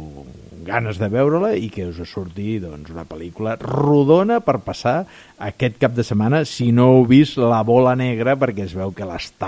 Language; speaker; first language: Catalan; native; Catalan